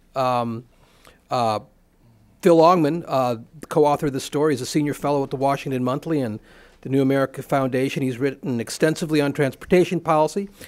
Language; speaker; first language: English; native; English